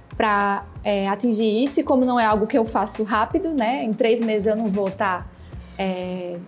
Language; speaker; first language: Portuguese; native; Portuguese